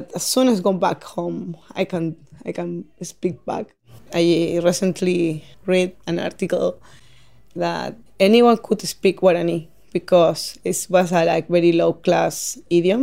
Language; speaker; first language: English; non-native, fluent; Spanish